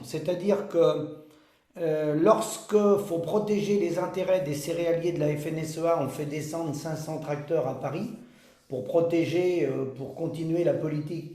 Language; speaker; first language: French; native; French